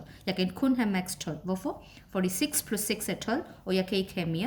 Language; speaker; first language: Danish; non-native, fluent; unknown